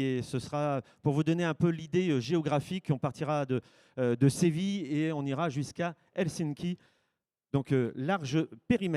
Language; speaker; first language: French; native; French